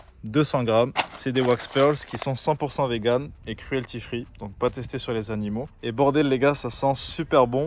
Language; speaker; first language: French; native; French